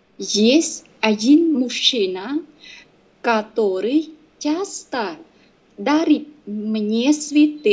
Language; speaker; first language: Russian; non-native, learner; Vietnamese